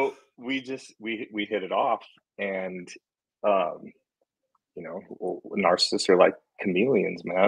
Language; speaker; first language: English; native; English